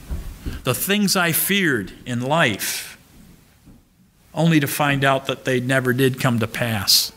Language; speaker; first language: English; native; English